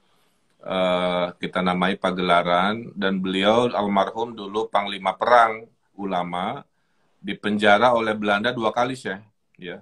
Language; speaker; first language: Indonesian; native; Indonesian